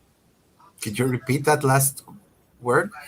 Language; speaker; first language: English; non-native, fluent; Spanish